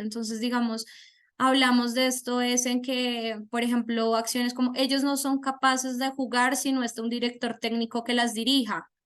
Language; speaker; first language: Spanish; native; Spanish